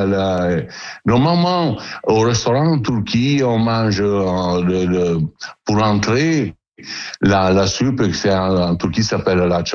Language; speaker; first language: French; non-native, learner; Italian